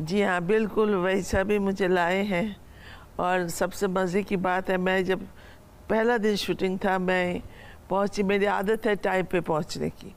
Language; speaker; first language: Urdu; non-native, fluent; Bangla